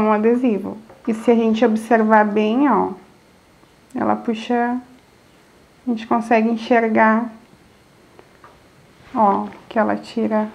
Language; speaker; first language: Portuguese; native; Portuguese